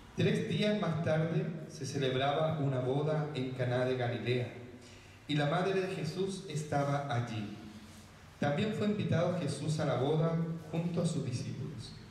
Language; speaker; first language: Spanish; native; Spanish